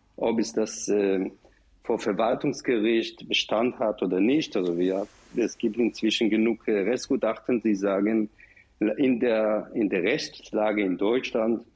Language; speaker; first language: German; non-native, fluent; Hebrew